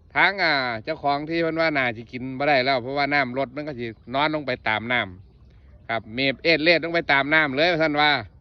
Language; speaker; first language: Thai; native; Thai